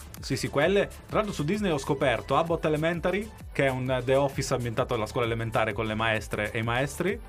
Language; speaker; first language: Italian; native; Italian